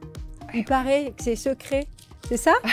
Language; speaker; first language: French; native; French